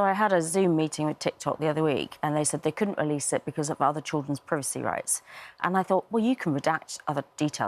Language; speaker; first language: English; native; English